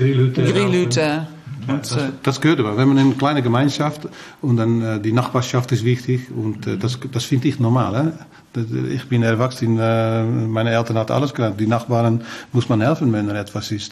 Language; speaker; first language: German; non-native, learner; Dutch